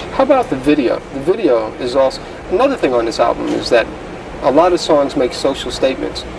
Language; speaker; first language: English; native; English